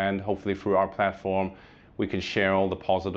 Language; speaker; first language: English; native; English